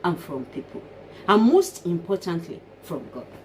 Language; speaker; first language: English; non-native, local second language; Yoruba